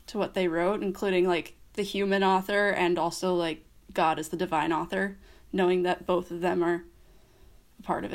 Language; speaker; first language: English; native; English